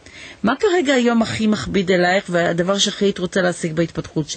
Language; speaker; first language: Hebrew; native; Hebrew